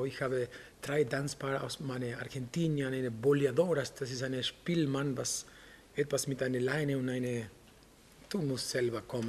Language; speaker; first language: German; non-native, fluent; Spanish